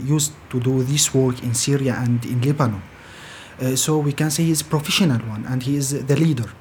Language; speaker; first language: English; non-native, fluent; Arabic